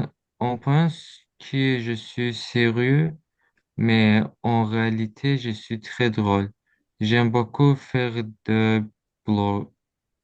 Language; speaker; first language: French; non-native, learner; Azerbaijani